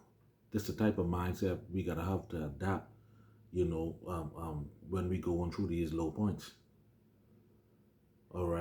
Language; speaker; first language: English; native; English